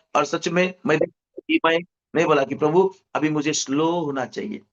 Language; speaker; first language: Hindi; non-native, local second language; Marathi